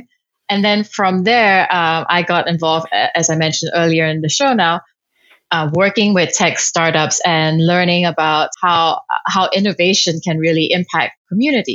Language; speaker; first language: English; non-native, local second language; Cantonese